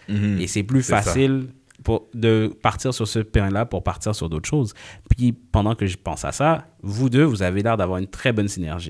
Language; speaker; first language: French; native; French